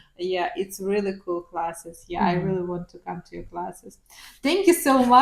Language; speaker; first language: English; non-native, fluent; Danish